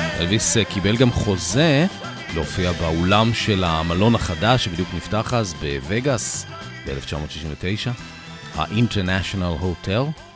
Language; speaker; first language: Hebrew; native; Hebrew